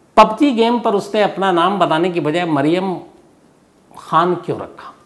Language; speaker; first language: Hindi; native; Hindi